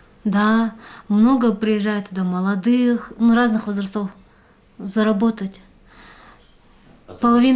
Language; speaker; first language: Russian; native; Russian